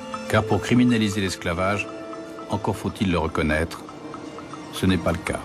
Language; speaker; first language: French; native; French